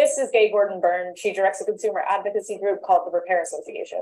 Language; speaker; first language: English; native; English